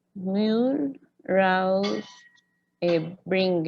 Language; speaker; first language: German; non-native, learner; Spanish